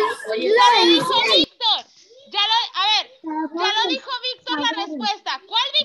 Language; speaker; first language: Spanish; native; Spanish